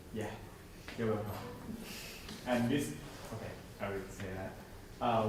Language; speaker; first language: English; non-native, learner; Thai